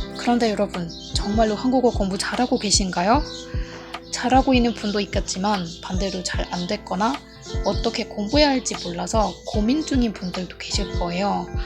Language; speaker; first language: Korean; non-native, fluent; Burmese